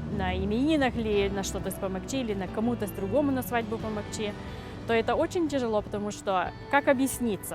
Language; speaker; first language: Russian; early bilingual, heritage; Russian